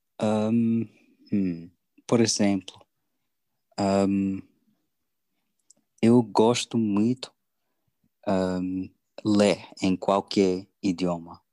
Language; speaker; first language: Portuguese; non-native, learner; English